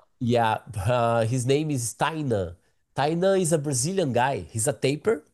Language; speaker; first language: English; non-native, learner; Portuguese